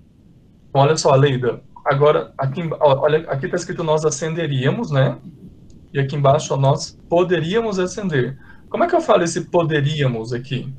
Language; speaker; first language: Portuguese; native; Portuguese